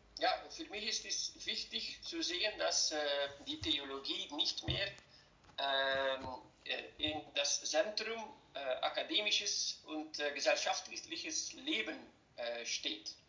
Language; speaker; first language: German; non-native, fluent; Dutch